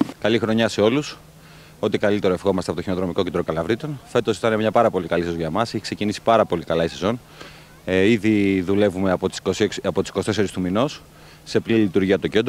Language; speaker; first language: Greek; native; Greek